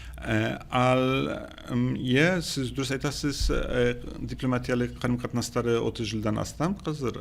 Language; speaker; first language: Kazakh; non-native, fluent; Polish